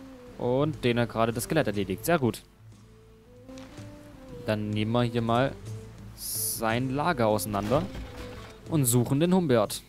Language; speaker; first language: German; native; German